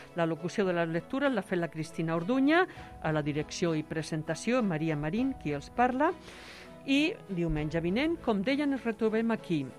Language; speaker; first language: Catalan; native; Catalan